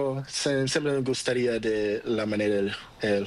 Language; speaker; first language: Spanish; non-native, learner; Portuguese